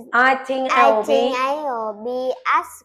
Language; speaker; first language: English; non-native, learner; Vietnamese